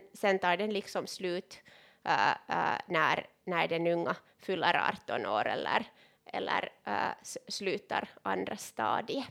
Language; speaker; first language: Swedish; non-native, local second language; Finnish